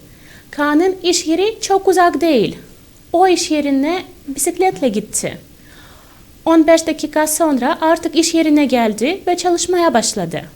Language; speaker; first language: Turkish; non-native, fluent; Russian